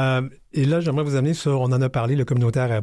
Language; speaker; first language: French; native; French